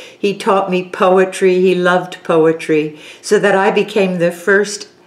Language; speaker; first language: English; early bilingual, other home language; Italian